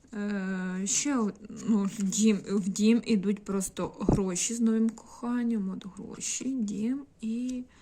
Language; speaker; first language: Ukrainian; non-native, local second language; Russian